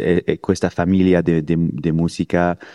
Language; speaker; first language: Italian; non-native, learner; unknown